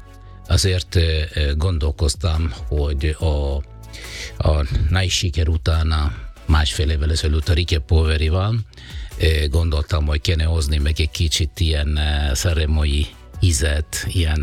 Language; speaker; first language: Hungarian; non-native, fluent; Italian